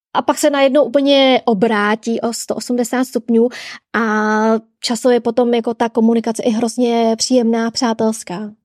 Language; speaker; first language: Czech; early bilingual, other home language; Vietnamese